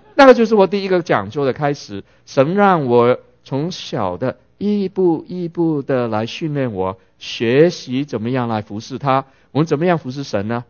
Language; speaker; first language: Chinese; non-native, local second language; Cantonese